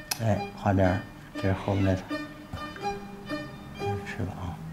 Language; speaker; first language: Chinese; native; Chinese